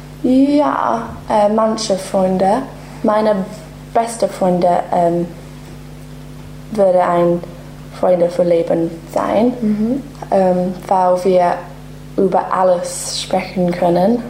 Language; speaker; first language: German; non-native, learner; English